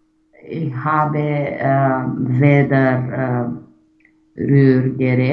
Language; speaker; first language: German; non-native, learner; Romanian